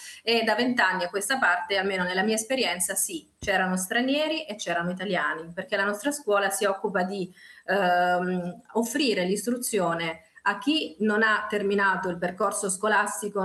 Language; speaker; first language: Italian; native; Italian